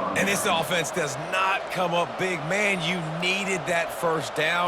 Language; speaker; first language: English; native; English